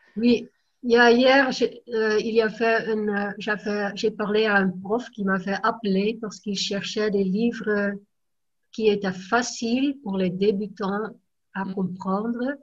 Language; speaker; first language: French; non-native, fluent; Dutch